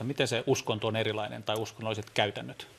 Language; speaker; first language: Finnish; native; Finnish